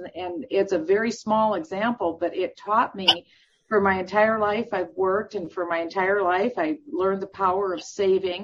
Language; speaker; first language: English; native; English